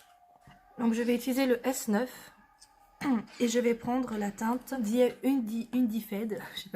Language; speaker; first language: French; native; French